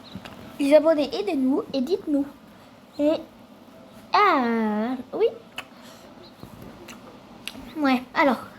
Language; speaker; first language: French; native; French